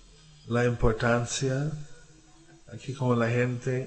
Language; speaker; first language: Spanish; non-native, learner; English